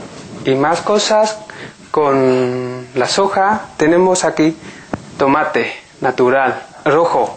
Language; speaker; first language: Spanish; non-native, learner; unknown